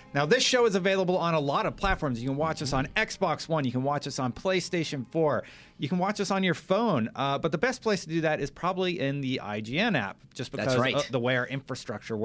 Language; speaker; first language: English; native; English